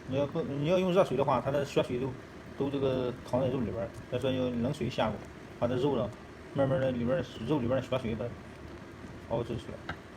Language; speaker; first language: Chinese; native; Chinese